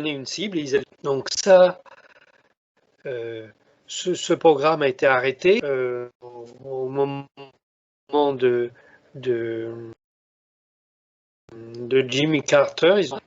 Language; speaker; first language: French; native; French